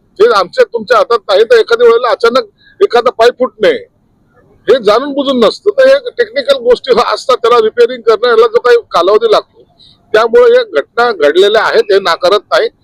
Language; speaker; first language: Marathi; native; Marathi